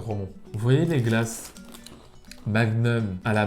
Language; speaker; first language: French; native; French